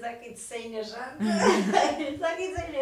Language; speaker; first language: Basque; non-native, local second language; Spanish